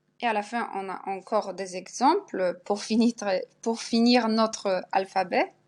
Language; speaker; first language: French; non-native, fluent; Polish